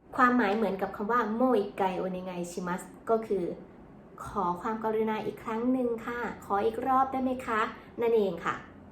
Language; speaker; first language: Thai; native; Thai